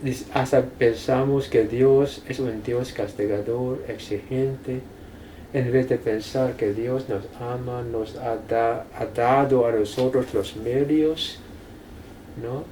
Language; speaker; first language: Spanish; non-native, fluent; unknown